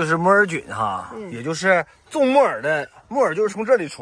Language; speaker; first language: Chinese; native; Chinese